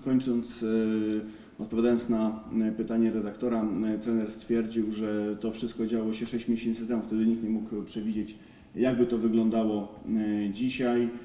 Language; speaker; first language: Polish; native; Polish